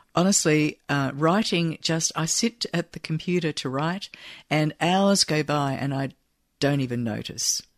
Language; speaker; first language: English; native; English